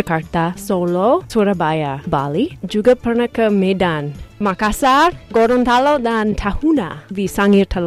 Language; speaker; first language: Indonesian; non-native, fluent; English